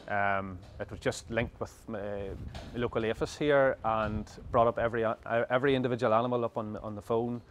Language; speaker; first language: English; native; English